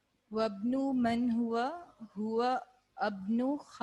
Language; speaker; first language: Arabic; non-native, learner; Urdu